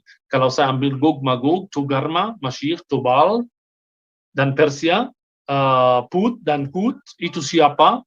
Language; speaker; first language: Indonesian; non-native, fluent; Hebrew